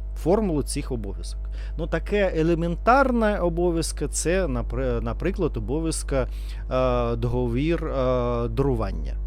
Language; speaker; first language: Ukrainian; non-native, learner; Russian